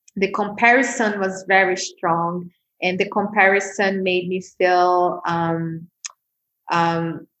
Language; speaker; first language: English; non-native, fluent; Portuguese